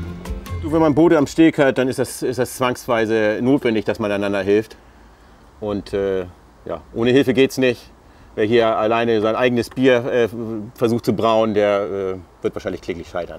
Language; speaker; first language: German; native; German